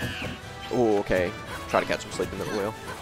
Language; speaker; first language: English; native; English